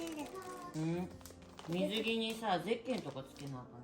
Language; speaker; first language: Japanese; native; Japanese